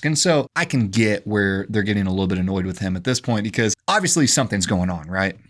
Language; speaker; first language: English; native; English